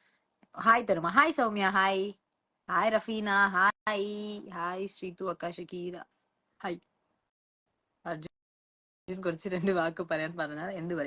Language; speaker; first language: Malayalam; early bilingual, heritage; Malayalam